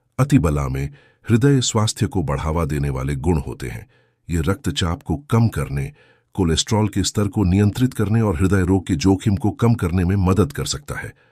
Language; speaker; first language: Hindi; native; Hindi